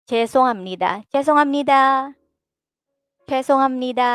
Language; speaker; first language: Korean; non-native, fluent; Filipino